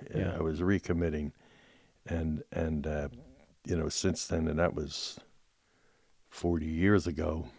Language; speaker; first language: English; native; English